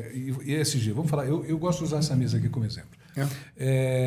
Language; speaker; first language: Portuguese; native; Portuguese